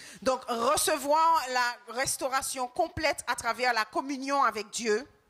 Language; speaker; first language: French; native; French